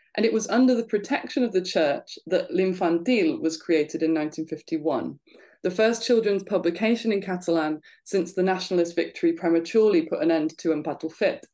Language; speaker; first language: English; native; English